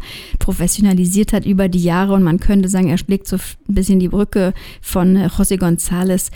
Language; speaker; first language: German; native; German